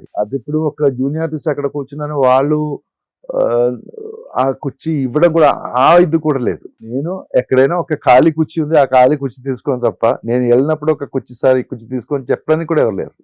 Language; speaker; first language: Telugu; non-native, fluent; Malayalam